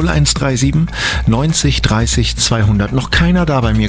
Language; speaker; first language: German; native; German